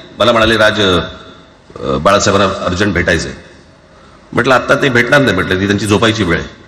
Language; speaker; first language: Marathi; native; Marathi